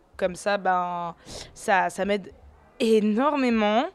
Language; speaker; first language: French; native; French